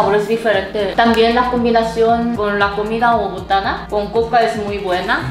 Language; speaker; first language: Spanish; non-native, learner; Korean